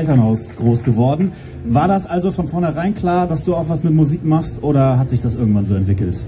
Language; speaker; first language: German; native; German